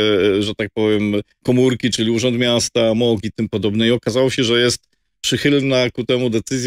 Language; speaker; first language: Polish; native; Polish